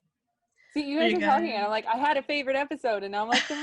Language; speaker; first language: English; native; English